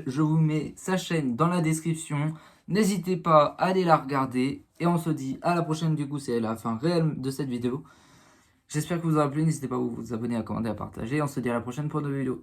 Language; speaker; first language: French; native; French